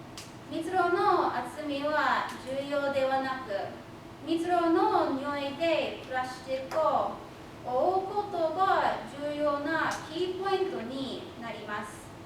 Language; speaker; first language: Japanese; non-native, fluent; English